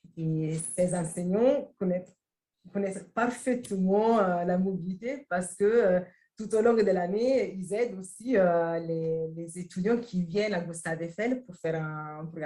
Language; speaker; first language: French; non-native, fluent; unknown